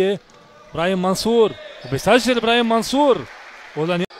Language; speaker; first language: Arabic; native; Arabic